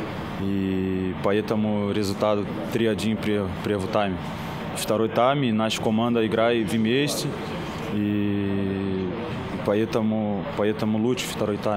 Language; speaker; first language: Russian; non-native, learner; Portuguese